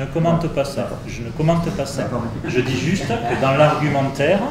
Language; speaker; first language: French; native; French